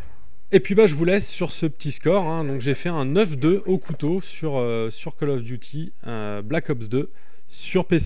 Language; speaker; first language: French; native; French